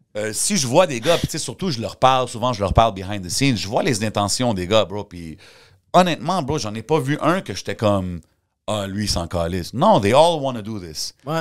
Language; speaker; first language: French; early bilingual, heritage; French